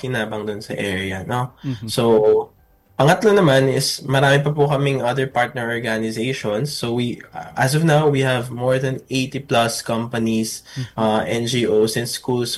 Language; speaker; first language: Filipino; native; Filipino